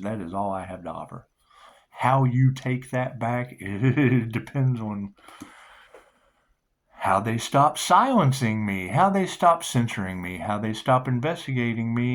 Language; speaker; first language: English; native; English